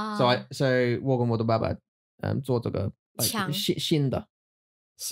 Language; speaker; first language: Chinese; non-native, learner; English